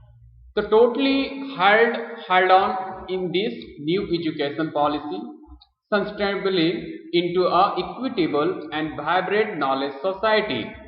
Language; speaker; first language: English; non-native, local second language; Hindi